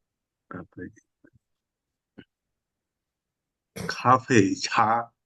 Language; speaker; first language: Chinese; non-native, learner; Indonesian